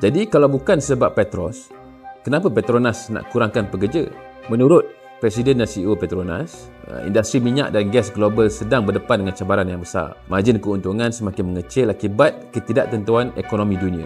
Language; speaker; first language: Malay; native; Malay